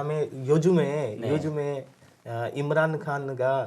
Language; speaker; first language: Korean; non-native, learner; Urdu